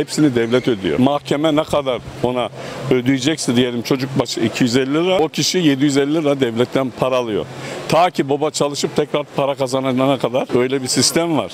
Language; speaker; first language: Turkish; native; Turkish